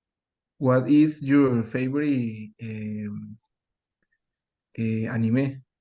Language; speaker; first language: English; non-native, learner; Spanish